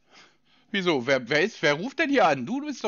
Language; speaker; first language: German; native; German